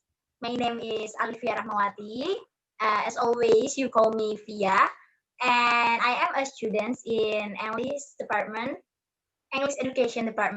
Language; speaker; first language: English; non-native, learner; Indonesian